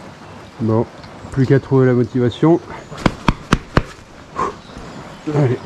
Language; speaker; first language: French; native; French